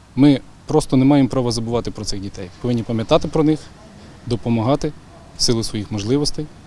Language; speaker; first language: Ukrainian; native; Ukrainian